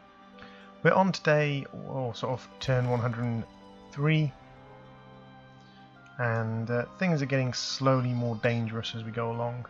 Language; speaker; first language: English; native; English